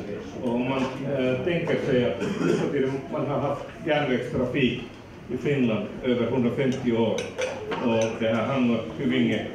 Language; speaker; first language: Swedish; non-native, local second language; Finnish